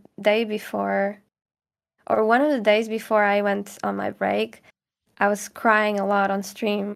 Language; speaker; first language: English; non-native, fluent; Portuguese